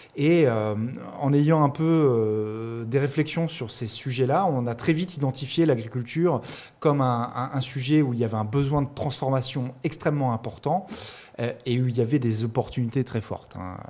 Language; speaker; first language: French; native; French